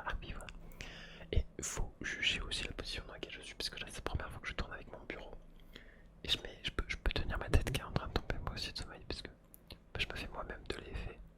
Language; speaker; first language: French; native; French